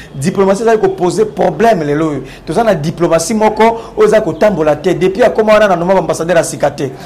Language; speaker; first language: Lingala; non-native, local second language; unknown